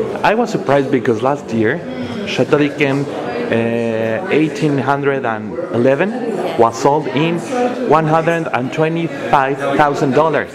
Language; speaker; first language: English; non-native, fluent; Spanish